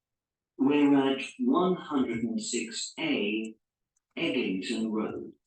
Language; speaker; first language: English; non-native, learner; Spanish